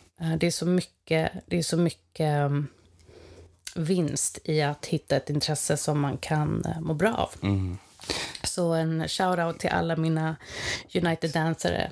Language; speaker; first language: Swedish; native; Swedish